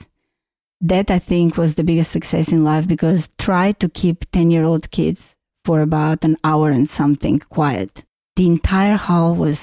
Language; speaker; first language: English; non-native, fluent; Macedonian